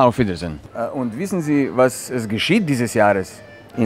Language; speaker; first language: German; non-native, learner; Slovenian